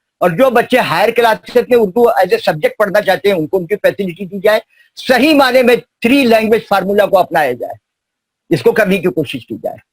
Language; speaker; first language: Urdu; native; Urdu